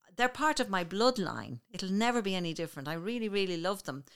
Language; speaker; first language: English; native; English